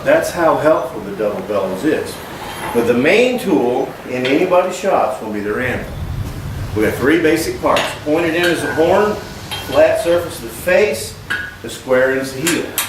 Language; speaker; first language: English; native; English